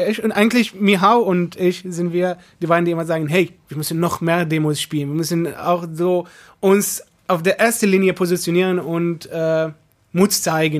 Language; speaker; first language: German; non-native, fluent; Arabic